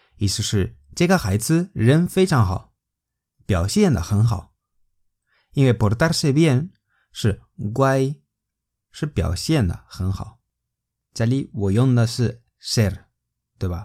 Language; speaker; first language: Chinese; non-native, fluent; Spanish